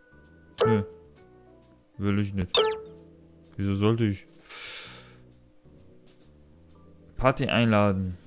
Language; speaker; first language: German; non-native, learner; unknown